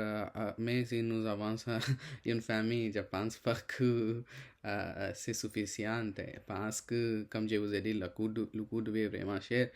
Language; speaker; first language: French; non-native, learner; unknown